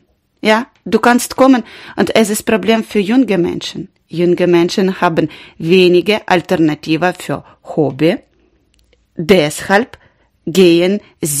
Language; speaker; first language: German; non-native, learner; Ukrainian